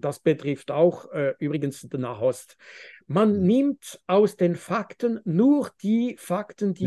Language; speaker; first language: German; non-native, fluent; French